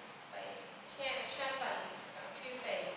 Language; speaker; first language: Chinese; non-native, learner; Vietnamese